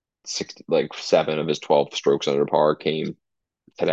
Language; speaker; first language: English; native; English